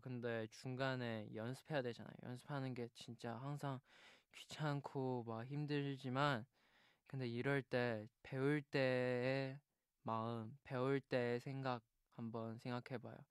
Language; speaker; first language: Korean; non-native, fluent; Chinese